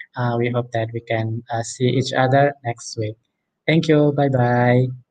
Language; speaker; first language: English; non-native, fluent; Indonesian